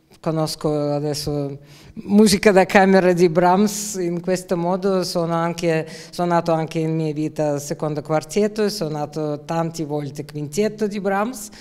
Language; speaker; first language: Italian; non-native, learner; Russian